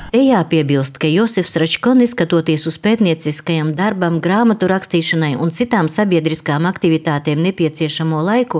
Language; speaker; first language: Latvian; native; Latvian